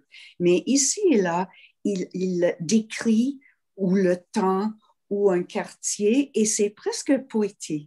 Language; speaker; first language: French; non-native, fluent; English